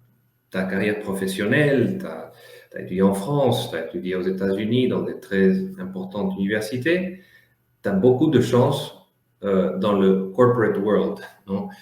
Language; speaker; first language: French; non-native, fluent; Spanish